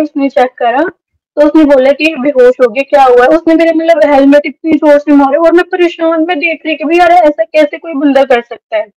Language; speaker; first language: Hindi; native; Hindi